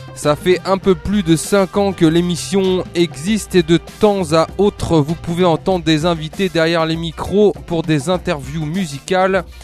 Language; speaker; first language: French; native; French